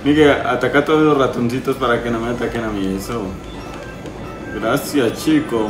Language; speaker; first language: Spanish; native; Spanish